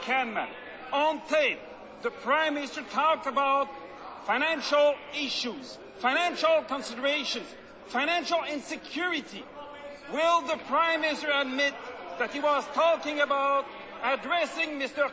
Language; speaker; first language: English; non-native, fluent; French